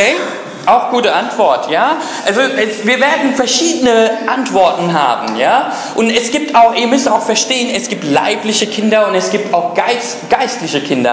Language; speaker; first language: German; non-native, fluent; English